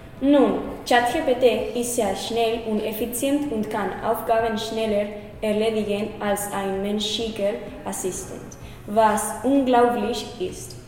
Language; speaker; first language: German; non-native, learner; Spanish